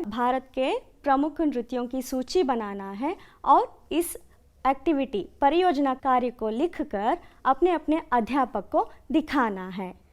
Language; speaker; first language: Hindi; non-native, local second language; Kannada